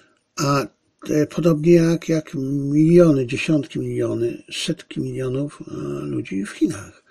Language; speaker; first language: Polish; native; Polish